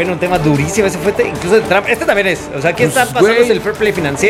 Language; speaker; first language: Spanish; native; Spanish